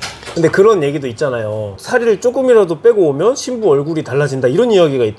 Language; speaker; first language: Korean; native; Korean